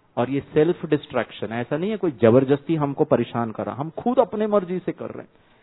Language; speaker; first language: Hindi; non-native, local second language; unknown